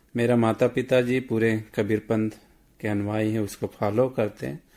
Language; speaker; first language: Hindi; native; Hindi